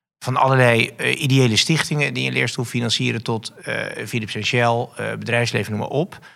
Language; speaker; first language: Dutch; native; Dutch